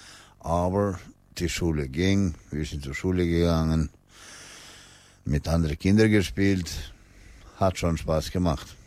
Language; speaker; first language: German; non-native, fluent; Albanian